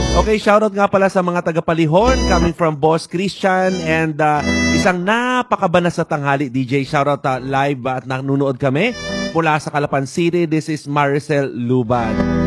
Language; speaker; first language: Filipino; native; Filipino